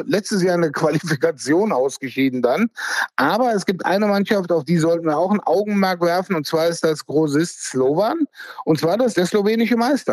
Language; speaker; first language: German; native; German